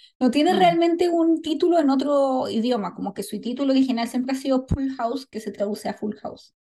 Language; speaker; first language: Spanish; native; Spanish